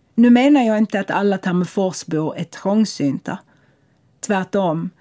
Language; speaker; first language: Swedish; non-native, fluent; English